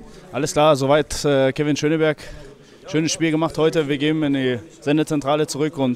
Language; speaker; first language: German; native; German